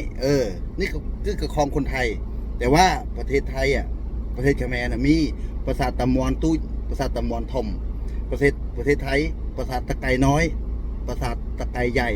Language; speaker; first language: Thai; non-native, fluent; Khmer